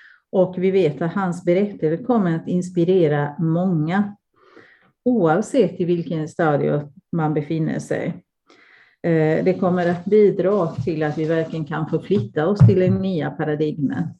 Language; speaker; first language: Swedish; non-native, fluent; Spanish